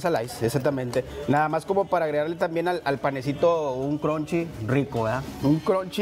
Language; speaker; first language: Spanish; native; Spanish